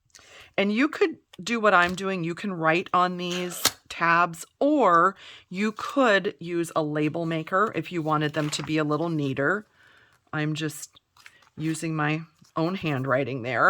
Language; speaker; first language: English; native; English